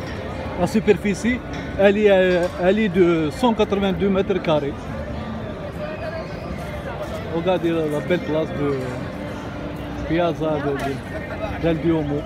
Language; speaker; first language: French; non-native, local second language; Arabic